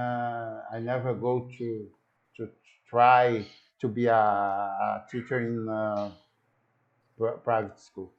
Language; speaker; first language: English; non-native, learner; Portuguese